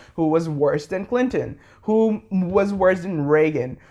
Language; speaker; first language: English; non-native, local second language; Bangla